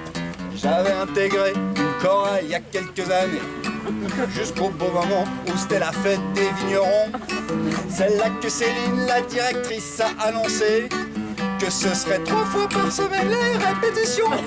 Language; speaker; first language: French; native; French